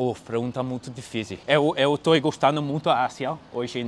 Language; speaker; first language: Portuguese; non-native, fluent; English